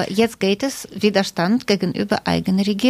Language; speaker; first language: German; non-native, fluent; Russian